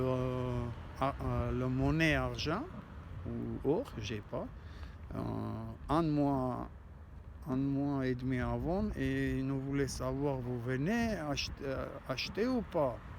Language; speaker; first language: French; non-native, learner; Armenian